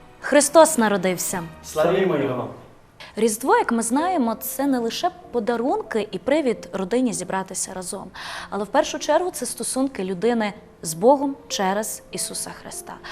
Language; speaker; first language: Ukrainian; native; Ukrainian